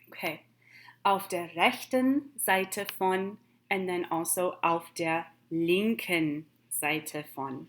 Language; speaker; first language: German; non-native, fluent; English